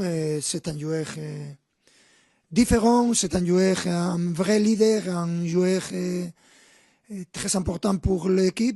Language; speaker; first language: French; non-native, fluent; Spanish